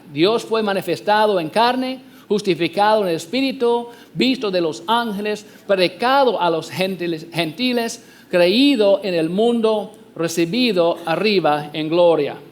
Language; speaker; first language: Spanish; non-native, fluent; English